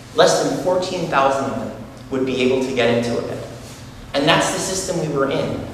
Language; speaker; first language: English; native; English